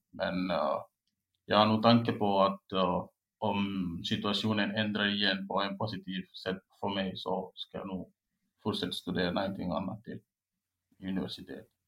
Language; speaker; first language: Swedish; non-native, learner; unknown